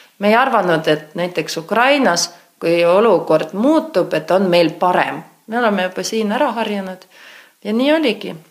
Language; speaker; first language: Estonian; non-native, local second language; Russian